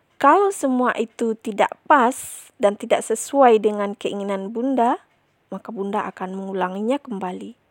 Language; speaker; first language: Indonesian; non-native, local second language; Minangkabau